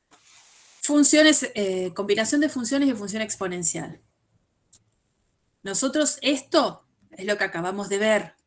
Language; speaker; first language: Spanish; native; Spanish